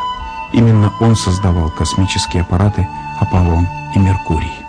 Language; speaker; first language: Russian; native; Russian